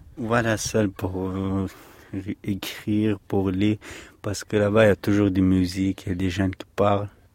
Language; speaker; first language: French; non-native, learner; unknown